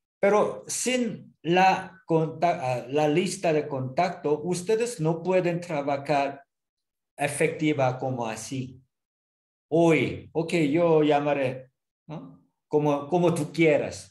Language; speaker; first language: Spanish; non-native, learner; Korean